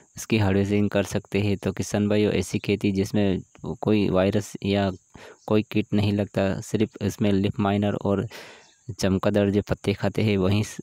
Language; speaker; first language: Hindi; non-native, local second language; Gujarati